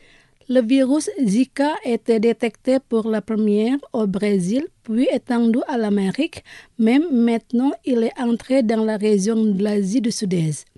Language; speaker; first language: French; non-native, fluent; Indonesian